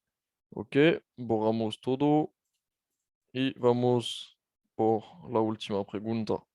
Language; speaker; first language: Spanish; non-native, fluent; French